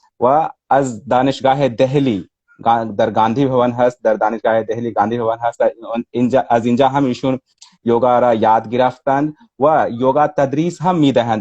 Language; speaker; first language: Persian; non-native, fluent; Hindi